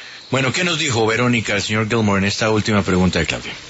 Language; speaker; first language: Spanish; native; Spanish